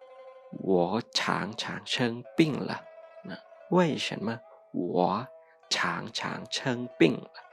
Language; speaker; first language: Chinese; non-native, fluent; Lao